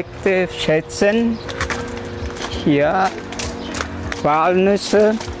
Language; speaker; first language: German; early bilingual, other home language; Turkish